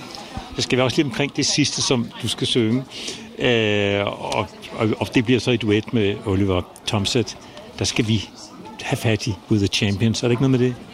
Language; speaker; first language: Danish; native; Danish